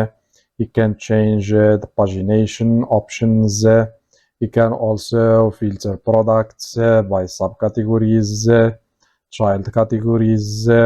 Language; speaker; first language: English; non-native, fluent; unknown